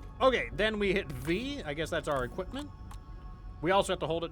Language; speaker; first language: English; native; English